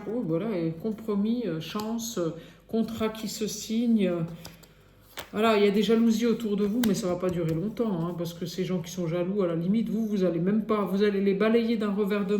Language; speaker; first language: French; native; French